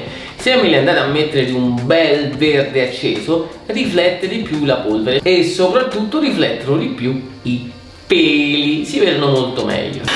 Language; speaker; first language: Italian; native; Italian